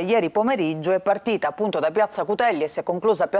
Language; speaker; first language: Italian; native; Italian